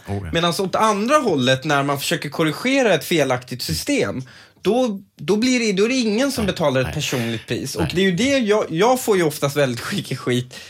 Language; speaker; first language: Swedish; native; Swedish